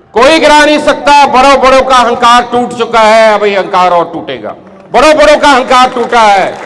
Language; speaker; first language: Hindi; non-native, local second language; Punjabi